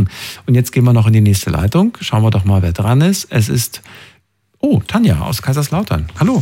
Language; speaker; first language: German; native; German